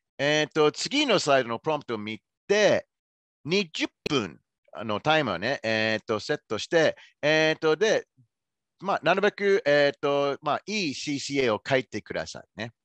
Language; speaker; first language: Japanese; non-native, fluent; English